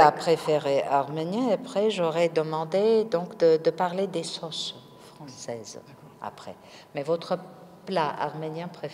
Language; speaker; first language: French; non-native, fluent; Armenian